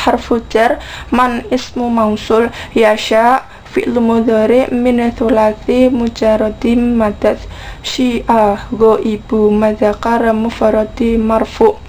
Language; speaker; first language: Arabic; non-native, learner; Indonesian